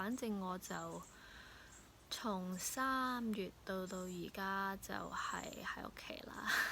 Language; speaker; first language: Cantonese; early bilingual, heritage; Cantonese